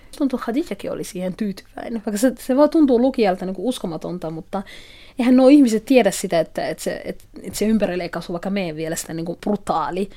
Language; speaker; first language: Finnish; non-native, fluent; Somali